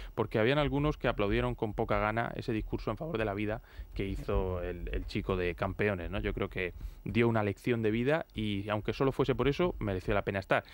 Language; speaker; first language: Spanish; native; Spanish